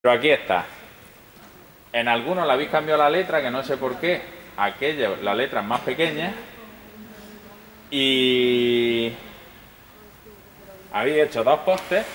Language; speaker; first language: Spanish; native; Spanish